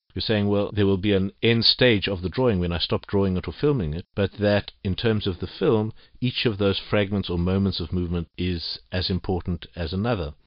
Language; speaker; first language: English; native; English